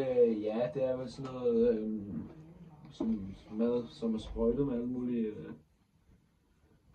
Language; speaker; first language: Danish; native; Danish